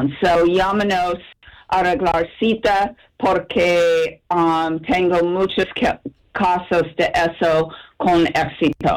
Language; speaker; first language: Spanish; non-native, fluent; English